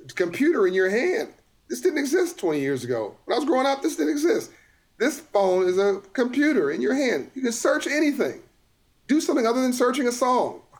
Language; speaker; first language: English; native; English